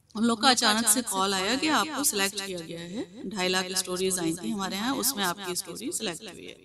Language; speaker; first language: Hindi; native; Hindi